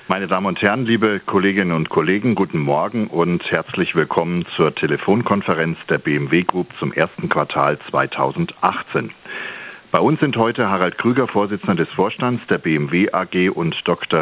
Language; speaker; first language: German; native; German